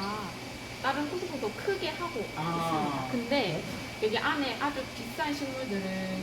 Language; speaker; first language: Korean; native; Korean